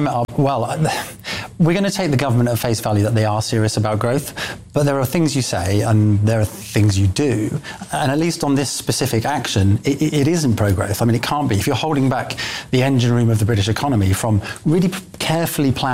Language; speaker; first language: English; native; English